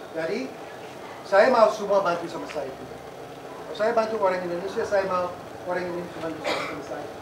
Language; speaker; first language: Indonesian; non-native, fluent; English